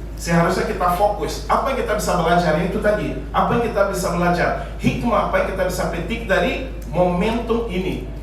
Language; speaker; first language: Indonesian; non-native, fluent; Portuguese